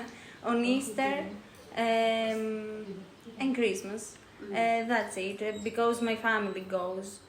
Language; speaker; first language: English; non-native, learner; Greek